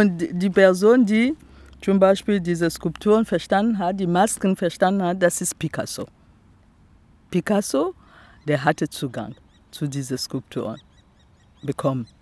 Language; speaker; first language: German; non-native, fluent; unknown